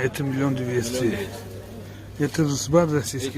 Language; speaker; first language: Russian; non-native, local second language; Tajik